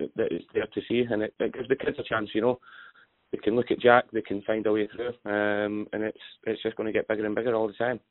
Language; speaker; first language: English; native; English